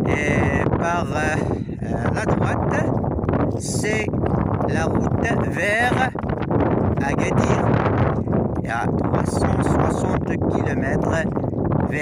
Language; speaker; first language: French; non-native, learner; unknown